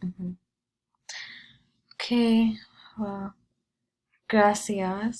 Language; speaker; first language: Spanish; non-native, learner; English